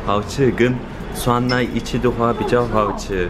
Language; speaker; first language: Chinese; non-native, learner; Turkish